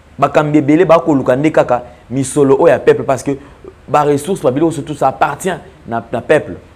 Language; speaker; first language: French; non-native, local second language; Lingala